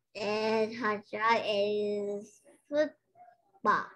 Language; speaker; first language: English; non-native, learner; Vietnamese